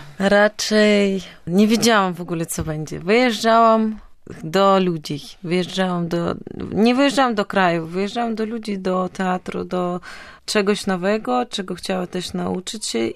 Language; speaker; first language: Polish; non-native, fluent; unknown